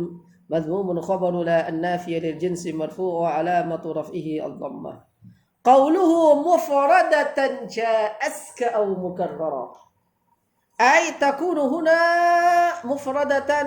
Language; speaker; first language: Arabic; non-native, fluent; Indonesian